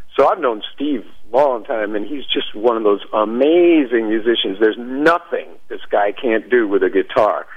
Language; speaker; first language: English; native; English